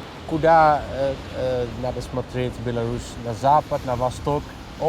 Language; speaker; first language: Russian; non-native, fluent; Dutch